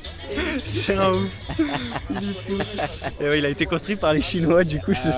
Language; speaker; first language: French; native; French